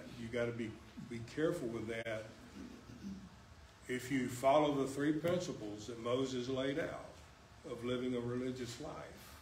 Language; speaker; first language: English; native; English